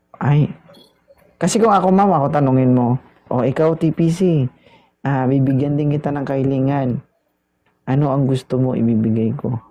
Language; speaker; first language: Filipino; non-native, local second language; Cebuano